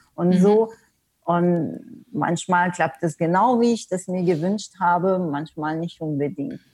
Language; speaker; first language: German; non-native, fluent; English